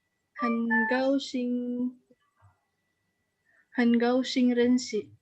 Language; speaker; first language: Chinese; non-native, learner; Indonesian